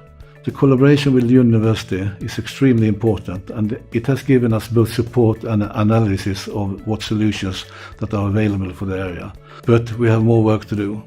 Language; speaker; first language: English; non-native, fluent; Swedish